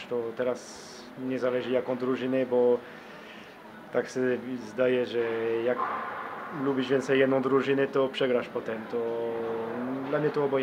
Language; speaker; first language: Polish; non-native, learner; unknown